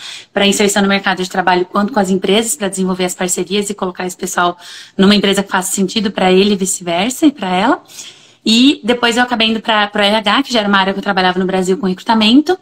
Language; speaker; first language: Portuguese; native; Portuguese